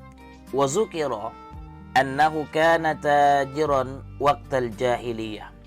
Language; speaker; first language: Arabic; non-native, fluent; Indonesian